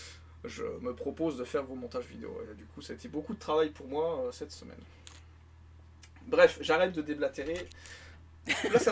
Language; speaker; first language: French; native; French